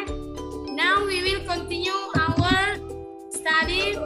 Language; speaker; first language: English; non-native, learner; Indonesian